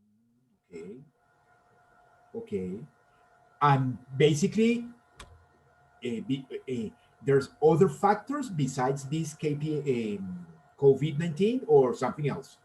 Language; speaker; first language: English; non-native, fluent; Spanish